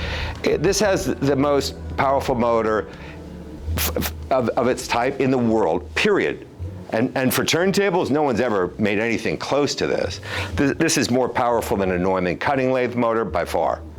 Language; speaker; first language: English; native; English